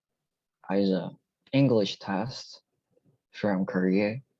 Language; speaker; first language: English; non-native, learner; Korean